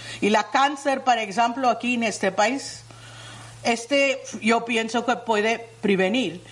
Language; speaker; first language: Spanish; non-native, learner; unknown